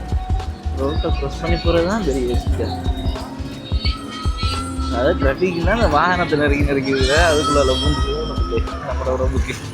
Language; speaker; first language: Tamil; native; Tamil